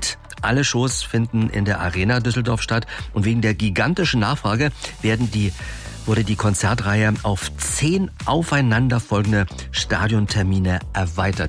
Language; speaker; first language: German; native; German